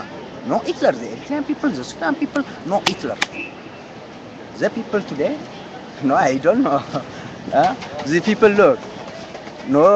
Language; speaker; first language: English; non-native, learner; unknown